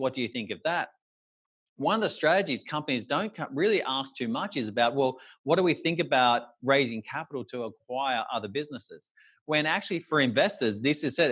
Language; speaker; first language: English; native; English